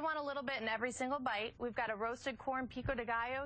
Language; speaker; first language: English; native; English